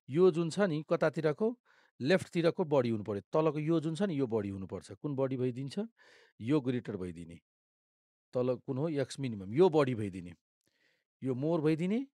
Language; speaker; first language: Nepali; non-native, local second language; Maithili